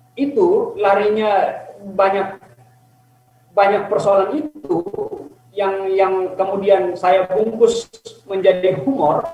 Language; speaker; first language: Indonesian; native; Indonesian